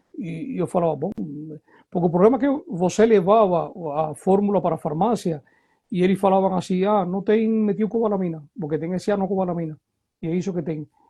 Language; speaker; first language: Portuguese; non-native, fluent; Spanish